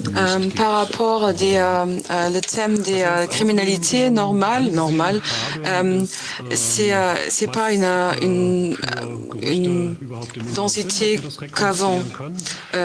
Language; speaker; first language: French; non-native, fluent; German